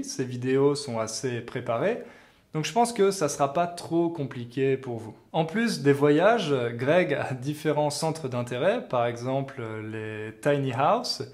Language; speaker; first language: French; native; French